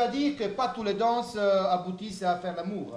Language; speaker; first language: French; native; French